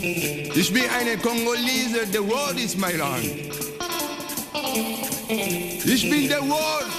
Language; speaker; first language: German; non-native, learner; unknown